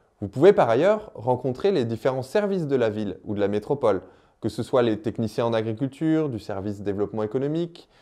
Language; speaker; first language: French; native; French